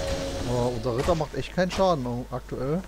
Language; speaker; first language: German; native; German